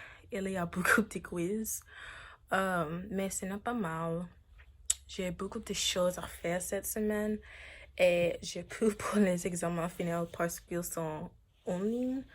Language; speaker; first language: French; non-native, learner; English